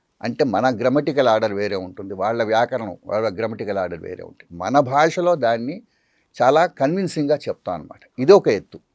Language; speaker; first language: Telugu; non-native, local second language; Tamil